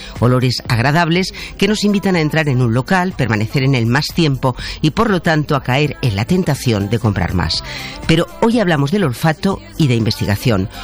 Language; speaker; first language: Spanish; native; Spanish